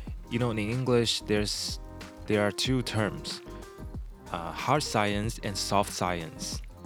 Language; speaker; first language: English; non-native, fluent; Chinese